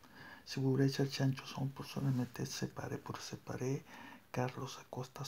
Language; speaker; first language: French; non-native, learner; Spanish